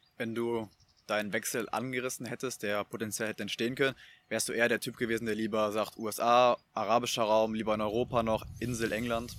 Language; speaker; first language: German; native; German